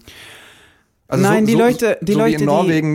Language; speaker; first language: German; non-native, learner; Norwegian